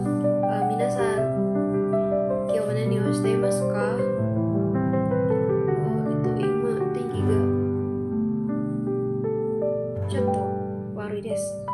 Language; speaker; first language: Japanese; non-native, learner; Indonesian